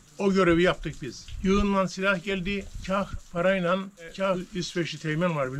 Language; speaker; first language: Turkish; native; Turkish